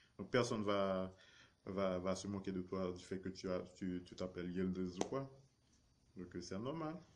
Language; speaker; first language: French; non-native, local second language; Haitian Creole